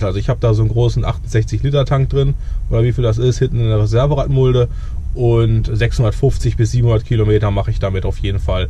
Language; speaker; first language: German; native; German